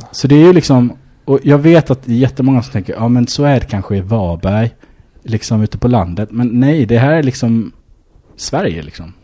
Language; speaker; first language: Swedish; early bilingual, other home language; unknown